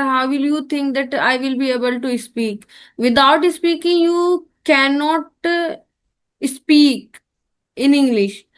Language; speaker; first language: English; non-native, learner; Hindi